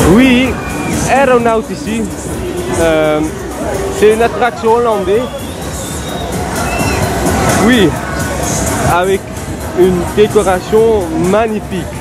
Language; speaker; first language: French; non-native, learner; Dutch